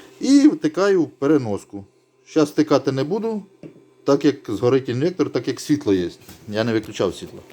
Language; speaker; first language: Ukrainian; native; Ukrainian